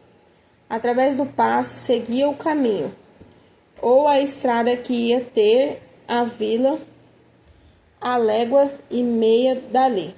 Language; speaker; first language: Portuguese; native; Portuguese